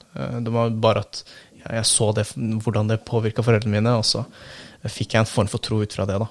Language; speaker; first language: Norwegian; early bilingual, other home language; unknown